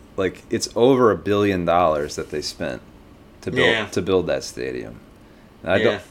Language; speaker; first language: English; native; English